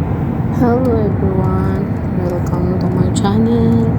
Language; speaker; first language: English; non-native, local second language; Filipino